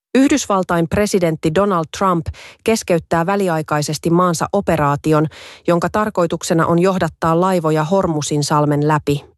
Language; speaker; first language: Finnish; native; Finnish